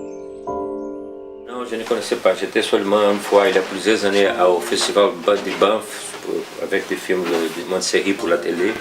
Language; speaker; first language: French; non-native, fluent; Portuguese